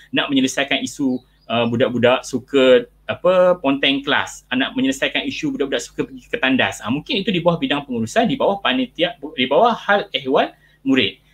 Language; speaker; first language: Malay; native; Malay